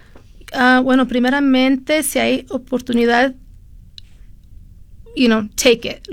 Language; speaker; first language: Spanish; early bilingual, heritage; Spanish